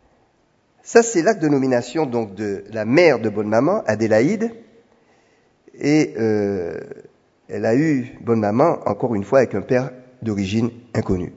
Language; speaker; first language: French; native; French